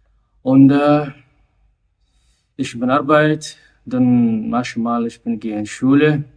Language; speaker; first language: German; non-native, learner; Somali